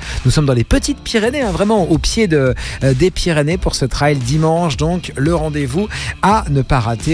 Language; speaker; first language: French; native; French